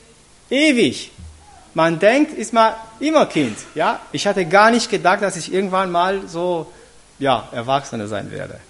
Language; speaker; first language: German; non-native, fluent; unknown